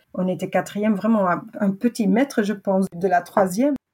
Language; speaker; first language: French; native; French